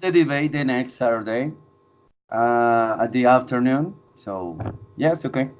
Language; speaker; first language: English; non-native, fluent; Spanish